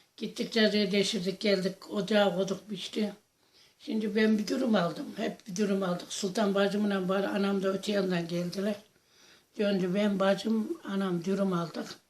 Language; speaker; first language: Turkish; native; Turkish